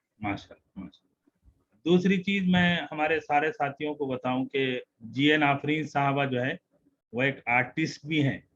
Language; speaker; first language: Urdu; native; Urdu